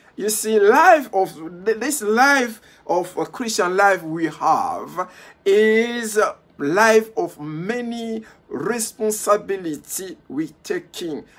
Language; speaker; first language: English; non-native, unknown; Lingala